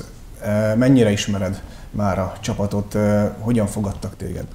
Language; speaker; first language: Hungarian; native; Hungarian